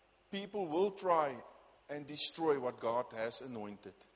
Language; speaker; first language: English; non-native, local second language; Afrikaans